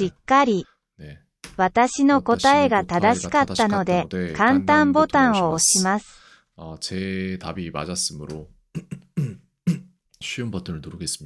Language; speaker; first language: Japanese; non-native, learner; Korean